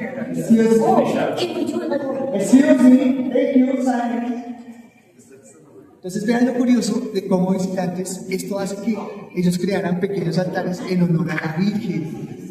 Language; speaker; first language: Spanish; native; Spanish